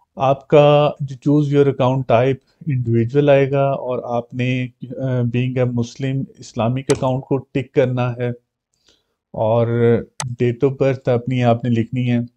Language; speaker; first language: Urdu; non-native, local second language; Punjabi